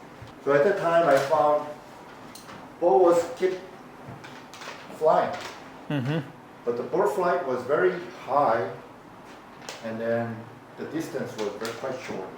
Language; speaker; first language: English; non-native, fluent; Korean